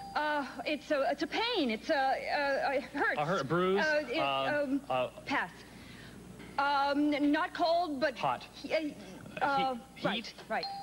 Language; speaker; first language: English; native; English